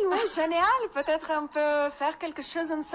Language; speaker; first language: French; non-native, learner; Russian